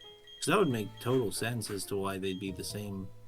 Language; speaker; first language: English; native; English